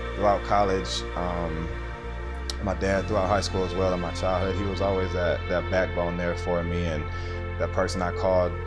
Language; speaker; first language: English; native; English